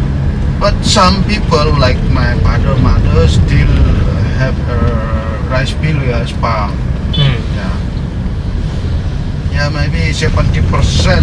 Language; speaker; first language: English; non-native, learner; Balinese